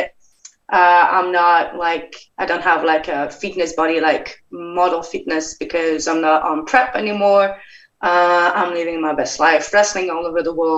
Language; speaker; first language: English; non-native, fluent; French